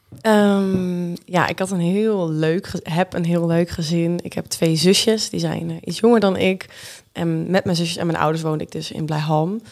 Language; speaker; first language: Dutch; native; Dutch